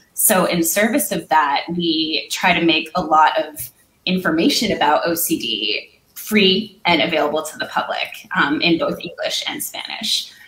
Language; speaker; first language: English; native; English